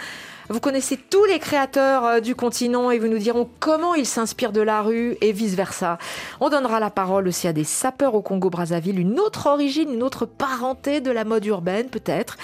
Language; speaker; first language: French; native; French